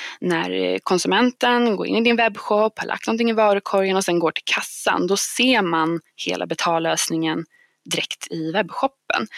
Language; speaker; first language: Swedish; native; Swedish